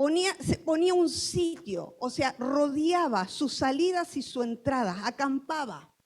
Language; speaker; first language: Spanish; native; Spanish